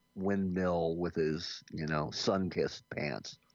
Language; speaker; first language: English; native; English